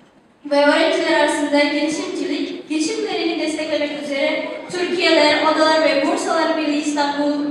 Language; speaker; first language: Turkish; non-native, fluent; Indonesian